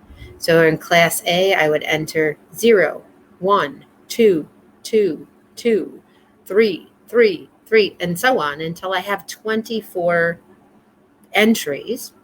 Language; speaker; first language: English; native; English